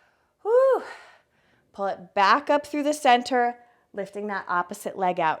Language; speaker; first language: English; native; English